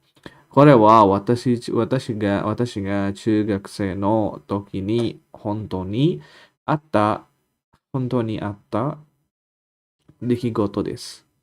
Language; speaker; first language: Japanese; non-native, learner; Indonesian